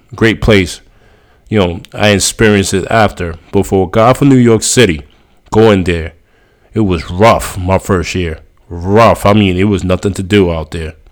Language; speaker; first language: English; early bilingual, other home language; Spanish